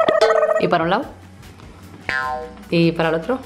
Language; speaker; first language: Spanish; native; Spanish